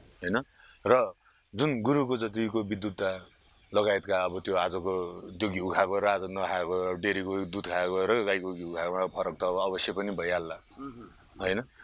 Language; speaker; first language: Nepali; native; Nepali